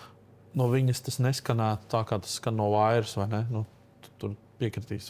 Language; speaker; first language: Latvian; native; Latvian